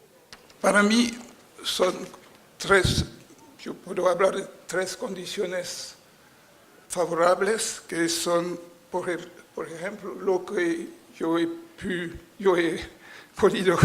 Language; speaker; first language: Spanish; non-native, fluent; French